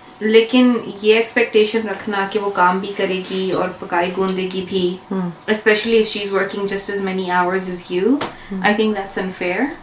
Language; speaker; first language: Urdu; early bilingual, heritage; Urdu